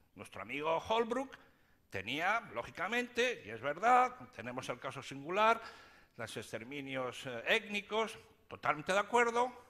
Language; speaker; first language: Spanish; native; Spanish